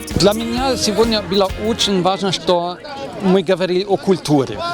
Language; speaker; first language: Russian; non-native, learner; German